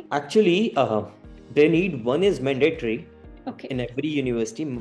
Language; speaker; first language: English; non-native, local second language; Hindi